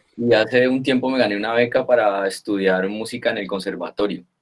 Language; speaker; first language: Spanish; native; Spanish